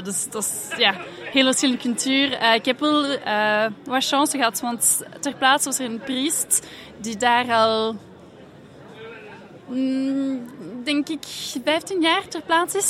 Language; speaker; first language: Dutch; non-native, fluent; French